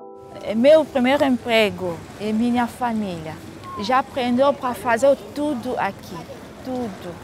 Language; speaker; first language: Portuguese; non-native, learner; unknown